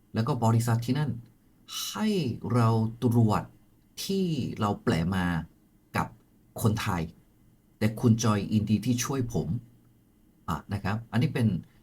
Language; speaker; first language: Thai; non-native, fluent; Korean